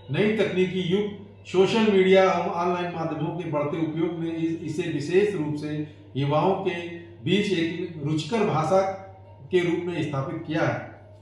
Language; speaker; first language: Hindi; native; Hindi